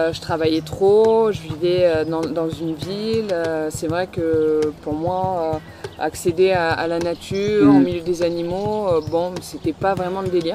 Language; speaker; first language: French; native; French